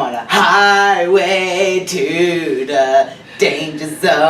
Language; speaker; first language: English; native; English